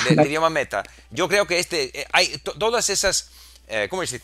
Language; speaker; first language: Spanish; non-native, fluent; English